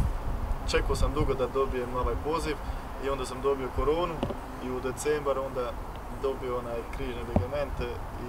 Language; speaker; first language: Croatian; early bilingual, heritage; Bosnian